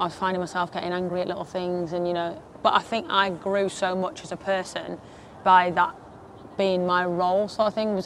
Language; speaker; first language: English; native; English